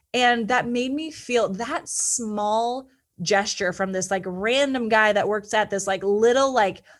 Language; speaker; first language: English; native; English